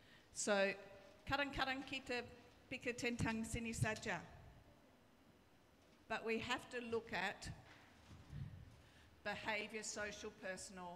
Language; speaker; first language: Indonesian; non-native, learner; English